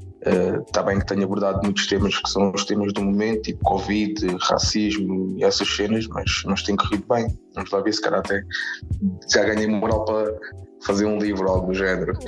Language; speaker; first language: Portuguese; native; Portuguese